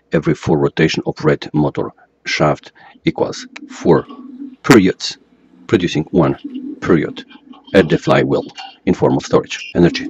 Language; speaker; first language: English; non-native, fluent; Polish